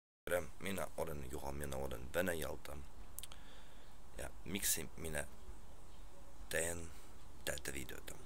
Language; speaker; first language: Finnish; non-native, learner; Russian